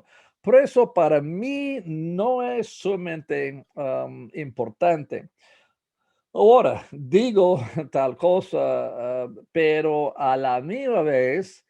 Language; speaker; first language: Spanish; non-native, fluent; English